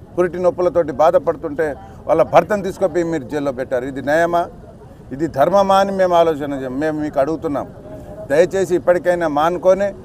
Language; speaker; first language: Telugu; non-native, local second language; Lambadi